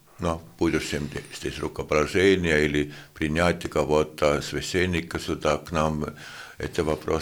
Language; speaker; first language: Russian; non-native, fluent; Estonian